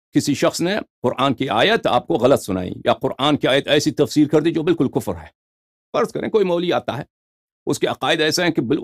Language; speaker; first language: Urdu; native; Urdu